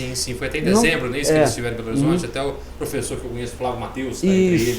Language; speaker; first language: Portuguese; native; Portuguese